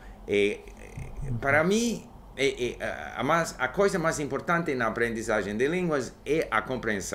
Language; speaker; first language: Portuguese; non-native, learner; English